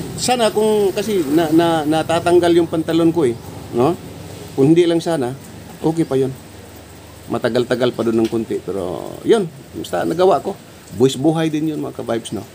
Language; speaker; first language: Filipino; non-native, local second language; Cebuano